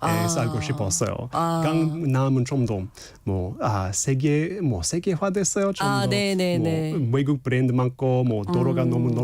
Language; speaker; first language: Korean; non-native, fluent; English